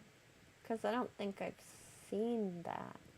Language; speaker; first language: English; native; English